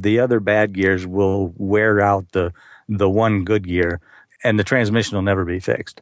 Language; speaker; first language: English; native; English